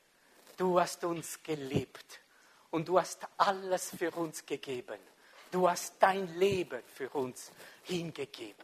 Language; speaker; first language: German; non-native, local second language; French